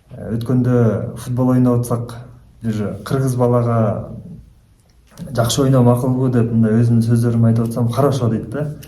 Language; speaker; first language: Kyrgyz; native; Kyrgyz